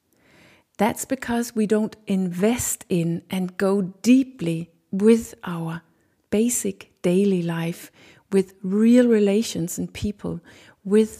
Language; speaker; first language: English; non-native, fluent; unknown